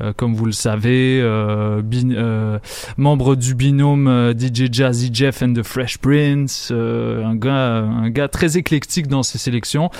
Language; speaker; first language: French; native; French